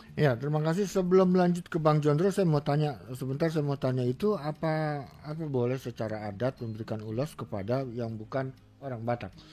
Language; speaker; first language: Indonesian; native; Indonesian